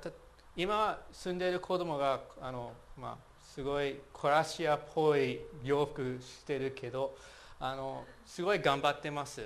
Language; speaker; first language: Japanese; non-native, fluent; English